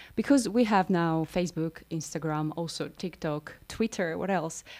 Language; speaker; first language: English; non-native, fluent; Romanian